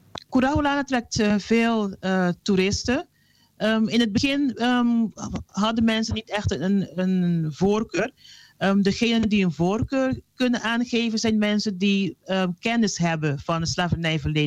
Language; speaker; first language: Dutch; non-native, local second language; Papiamento